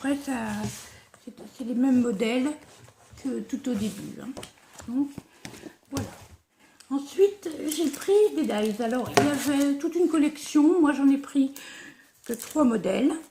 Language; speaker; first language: French; native; French